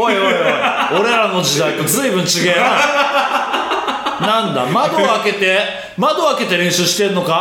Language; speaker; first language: Japanese; native; Japanese